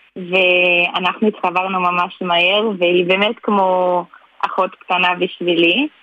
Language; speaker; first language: Hebrew; non-native, fluent; Portuguese